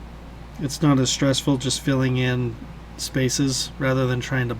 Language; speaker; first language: English; native; English